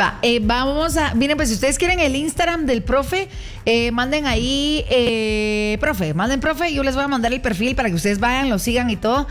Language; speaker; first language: Spanish; native; Spanish